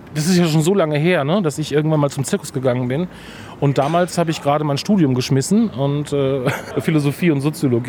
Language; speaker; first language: German; native; German